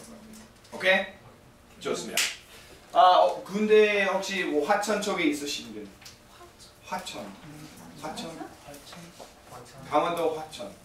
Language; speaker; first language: Korean; non-native, fluent; English